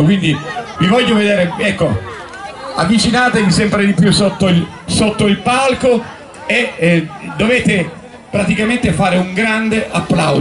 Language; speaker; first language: Italian; native; Italian